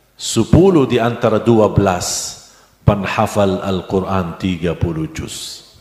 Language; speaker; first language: Indonesian; non-native, fluent; Arabic